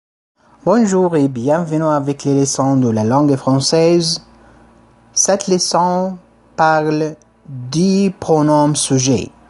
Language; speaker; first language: French; non-native, fluent; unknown